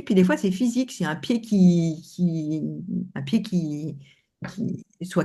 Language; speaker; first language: French; native; French